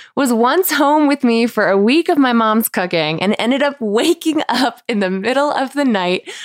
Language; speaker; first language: English; native; English